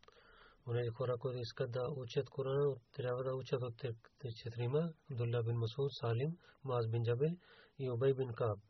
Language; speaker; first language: Bulgarian; non-native, learner; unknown